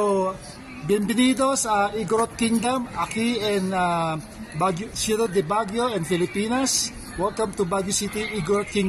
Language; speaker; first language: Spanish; non-native, fluent; Filipino